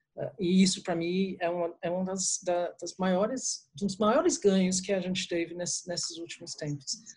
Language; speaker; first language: Portuguese; non-native, fluent; English